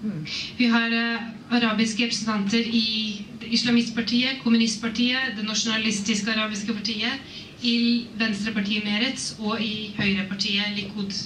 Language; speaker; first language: Norwegian; native; Norwegian